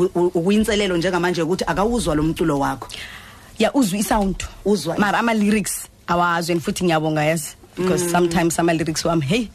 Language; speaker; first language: Zulu; non-native, local second language; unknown